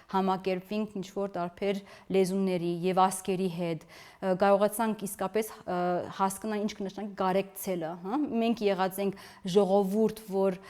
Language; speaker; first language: Armenian; early bilingual, heritage; Armenian